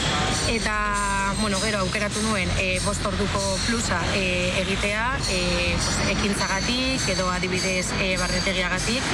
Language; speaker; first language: Basque; non-native, local second language; Spanish